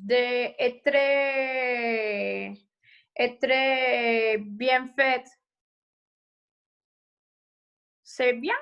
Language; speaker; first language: French; non-native, learner; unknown